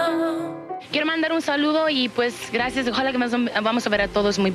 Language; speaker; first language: Spanish; early bilingual, heritage; Spanish